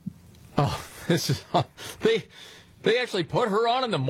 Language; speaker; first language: English; native; English